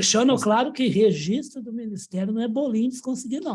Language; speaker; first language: Portuguese; native; Portuguese